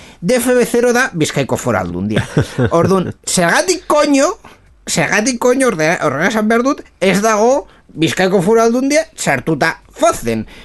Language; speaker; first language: Basque; non-native, local second language; Spanish